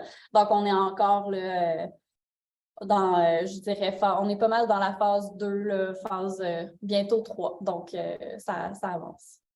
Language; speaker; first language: French; native; French